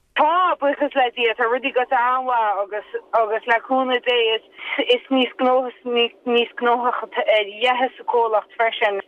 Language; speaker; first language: Irish; native; Irish